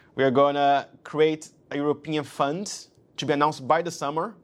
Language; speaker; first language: English; non-native, fluent; Portuguese